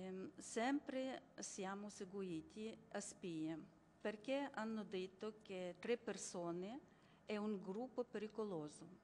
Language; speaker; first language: Italian; non-native, learner; Ukrainian